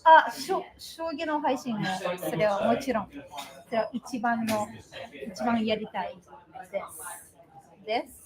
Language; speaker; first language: Japanese; non-native, learner; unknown